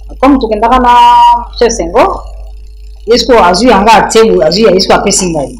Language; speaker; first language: French; non-native, local second language; Lingala